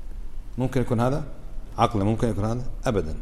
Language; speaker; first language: Arabic; native; Arabic